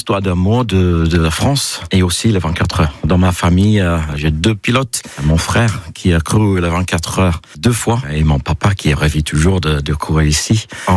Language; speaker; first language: French; non-native, fluent; English